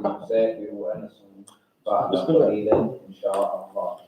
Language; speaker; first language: Arabic; non-native, learner; English